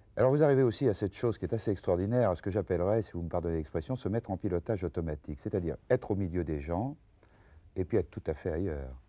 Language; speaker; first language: French; native; French